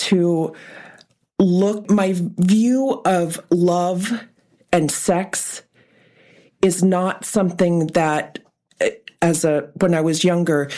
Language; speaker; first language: English; early bilingual, other home language; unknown